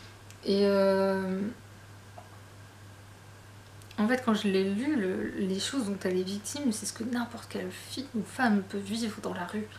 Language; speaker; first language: French; native; French